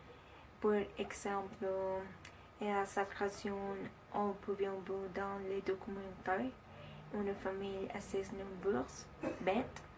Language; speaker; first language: French; non-native, learner; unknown